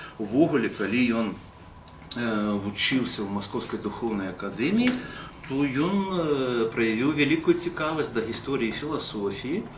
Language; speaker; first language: Belarusian; native; Belarusian